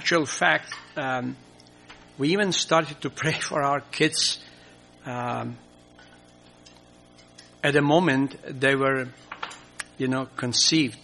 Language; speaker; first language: English; non-native, fluent; Croatian